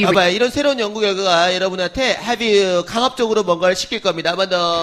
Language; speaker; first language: Korean; native; Korean